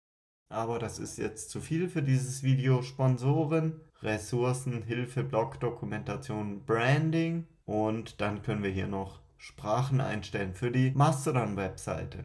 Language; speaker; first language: German; native; German